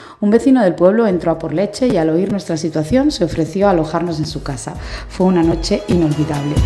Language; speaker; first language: Spanish; native; Spanish